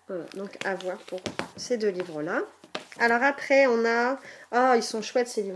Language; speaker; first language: French; native; French